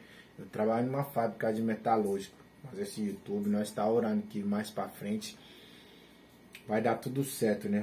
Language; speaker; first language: Portuguese; non-native, learner; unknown